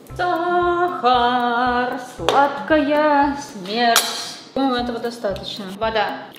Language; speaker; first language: Russian; native; Russian